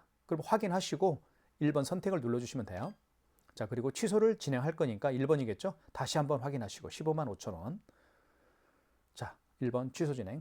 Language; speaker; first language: Korean; native; Korean